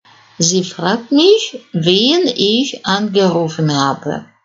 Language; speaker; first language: German; non-native, fluent; Russian